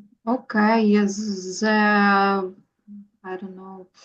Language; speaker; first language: English; non-native, learner; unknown